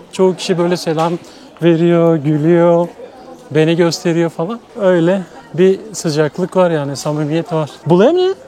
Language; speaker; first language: Turkish; native; Turkish